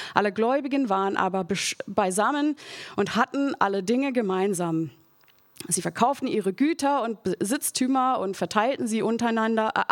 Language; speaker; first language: German; non-native, fluent; English